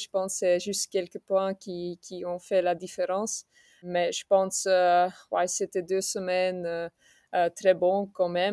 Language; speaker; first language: French; non-native, local second language; Dutch